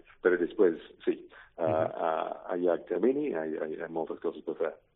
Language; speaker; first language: Catalan; non-native, learner; English